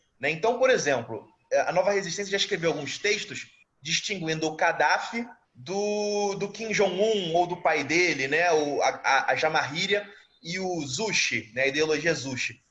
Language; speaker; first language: Portuguese; native; Portuguese